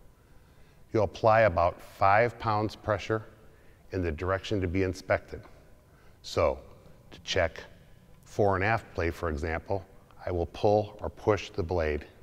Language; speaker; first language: English; native; English